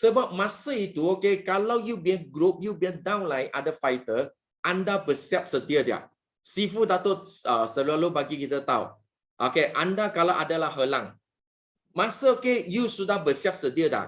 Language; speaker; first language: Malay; non-native, local second language; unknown